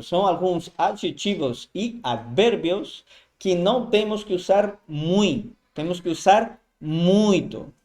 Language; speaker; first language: Portuguese; non-native, fluent; Spanish